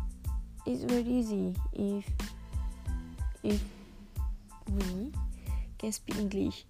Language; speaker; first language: English; non-native, local second language; Malay